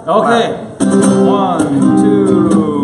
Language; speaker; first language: Thai; early bilingual, other home language; Spanish